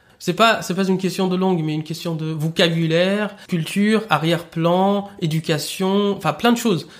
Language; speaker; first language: French; non-native, fluent; Arabic